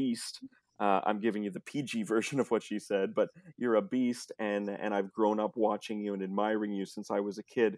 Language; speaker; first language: English; native; English